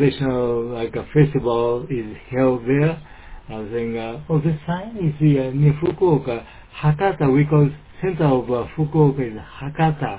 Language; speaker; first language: English; non-native, learner; Japanese